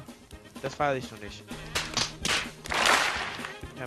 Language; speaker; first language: German; native; German